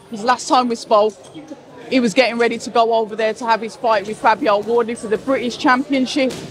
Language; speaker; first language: English; native; English